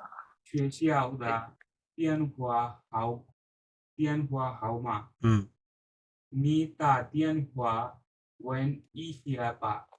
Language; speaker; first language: Chinese; non-native, learner; Bangla